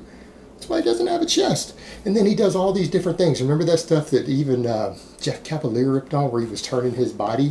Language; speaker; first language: English; native; English